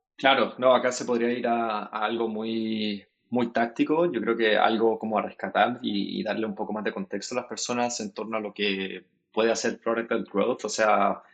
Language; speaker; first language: Spanish; native; Spanish